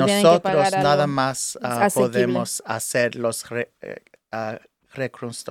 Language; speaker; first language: Spanish; early bilingual, heritage; English